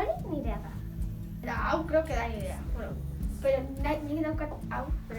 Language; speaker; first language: Basque; non-native, local second language; Spanish